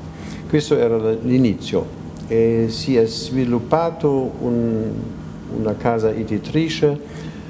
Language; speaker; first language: Italian; non-native, fluent; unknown